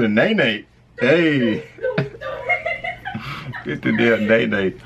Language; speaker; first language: English; native; English